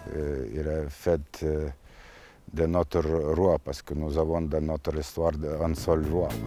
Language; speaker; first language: French; non-native, learner; Lithuanian